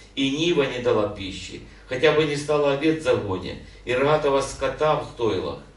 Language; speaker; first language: Russian; non-native, local second language; Ukrainian